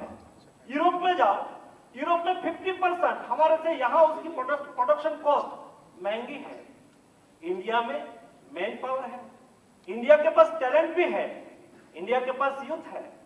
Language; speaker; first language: Hindi; non-native, local second language; Gujarati